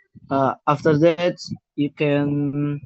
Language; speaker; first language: English; non-native, learner; Indonesian